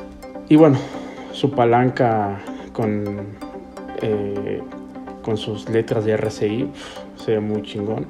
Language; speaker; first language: Spanish; native; Spanish